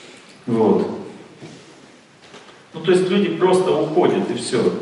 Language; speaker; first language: Russian; native; Russian